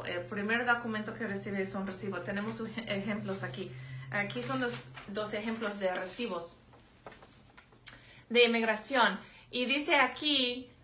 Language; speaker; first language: Spanish; non-native, fluent; English